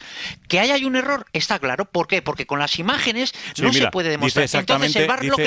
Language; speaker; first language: Spanish; native; Spanish